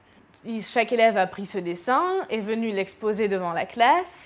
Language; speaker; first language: French; native; French